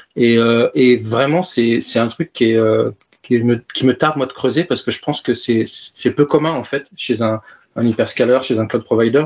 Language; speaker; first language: French; native; French